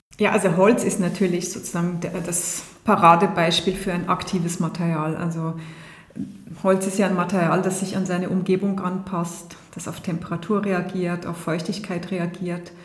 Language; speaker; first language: German; native; German